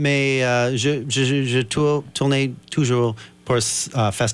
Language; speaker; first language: French; non-native, learner; English